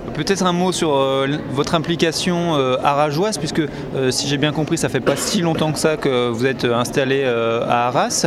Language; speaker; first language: French; native; French